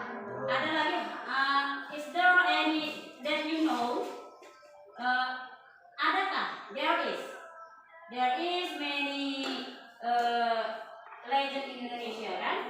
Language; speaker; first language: English; non-native, learner; Indonesian